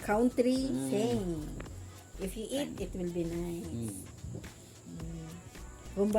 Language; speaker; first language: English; non-native, local second language; Iloko